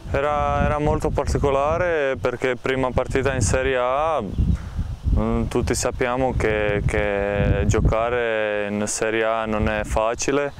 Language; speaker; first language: Italian; non-native, learner; Croatian